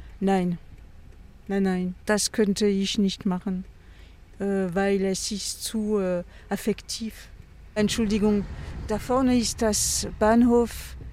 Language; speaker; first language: German; non-native, learner; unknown